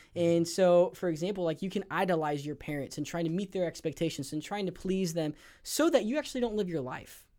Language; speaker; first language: English; native; English